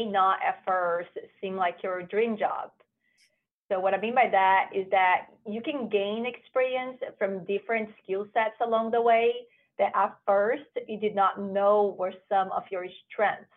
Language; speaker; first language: English; non-native, fluent; Portuguese